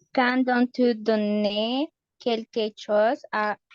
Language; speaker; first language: French; non-native, learner; Spanish